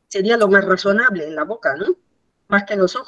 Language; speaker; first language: Spanish; native; Spanish